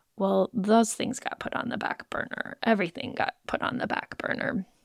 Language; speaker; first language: English; native; English